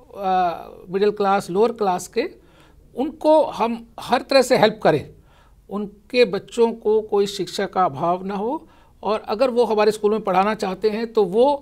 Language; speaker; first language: Hindi; native; Hindi